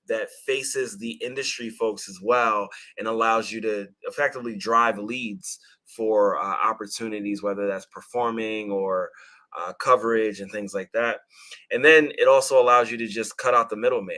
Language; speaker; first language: English; native; English